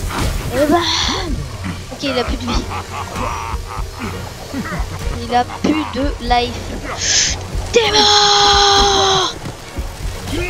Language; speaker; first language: French; native; French